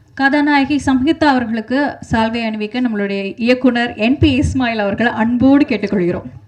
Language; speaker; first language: Tamil; native; Tamil